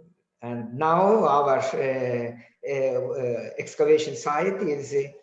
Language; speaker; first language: English; non-native, learner; Azerbaijani